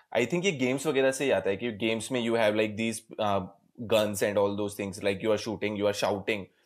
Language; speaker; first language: Hindi; native; Hindi